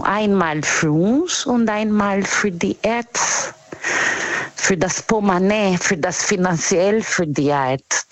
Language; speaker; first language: German; non-native, learner; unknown